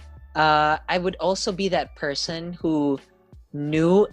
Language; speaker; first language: English; non-native, local second language; Cebuano